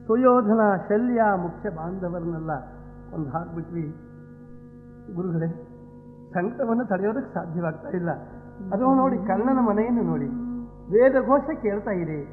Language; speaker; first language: Kannada; native; Kannada